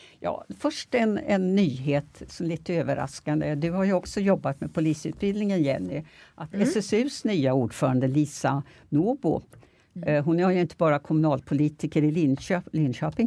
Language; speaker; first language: Swedish; native; Swedish